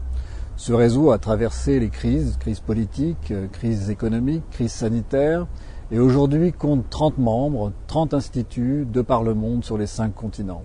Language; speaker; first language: French; native; French